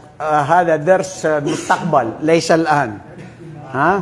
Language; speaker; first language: Arabic; non-native, fluent; Filipino